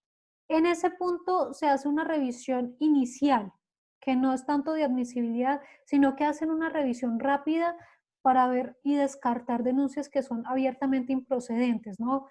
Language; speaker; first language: Spanish; native; Spanish